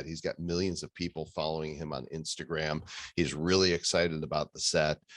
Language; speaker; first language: English; native; English